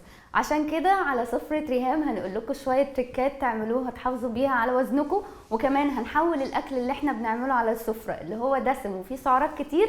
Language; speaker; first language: Arabic; native; Arabic